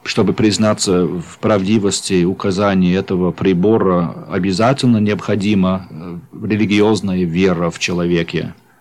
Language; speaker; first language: Russian; non-native, fluent; English